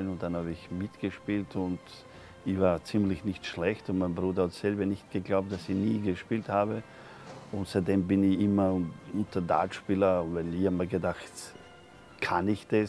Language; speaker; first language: German; non-native, fluent; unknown